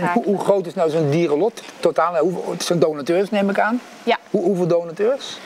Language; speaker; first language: Dutch; native; Dutch